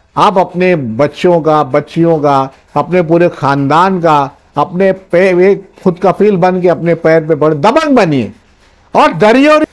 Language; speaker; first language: Hindi; native; Hindi